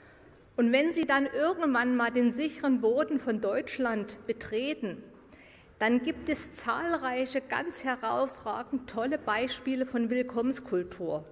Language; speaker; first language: German; native; German